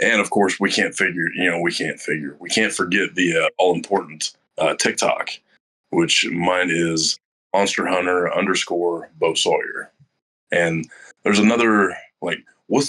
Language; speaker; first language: English; native; English